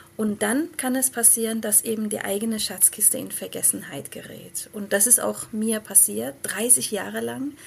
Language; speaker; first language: German; early bilingual, other home language; Persian